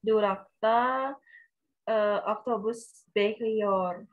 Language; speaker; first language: Turkish; non-native, learner; Indonesian